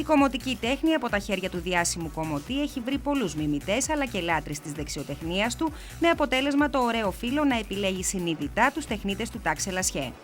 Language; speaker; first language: Greek; native; Greek